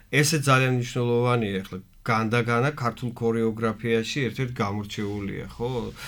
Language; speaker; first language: Georgian; native; Georgian